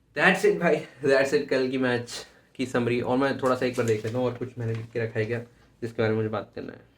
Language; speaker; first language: Hindi; native; Hindi